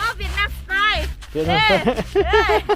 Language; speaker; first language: Korean; non-native, learner; Vietnamese